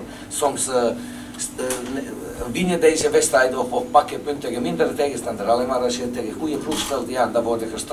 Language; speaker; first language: Dutch; non-native, fluent; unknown